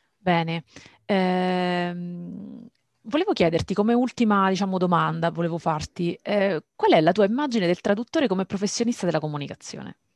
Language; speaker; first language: Italian; native; Italian